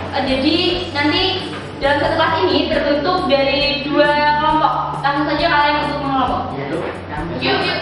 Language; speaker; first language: Indonesian; native; Indonesian